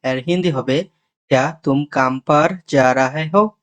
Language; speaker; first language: Hindi; non-native, learner; Bangla